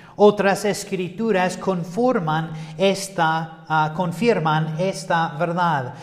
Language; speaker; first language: Spanish; non-native, fluent; English